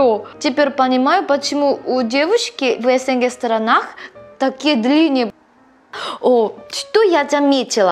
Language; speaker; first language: Russian; non-native, learner; Korean